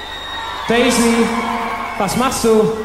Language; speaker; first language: German; native; German